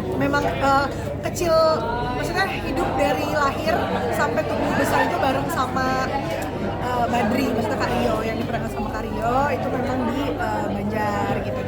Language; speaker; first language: Indonesian; native; Indonesian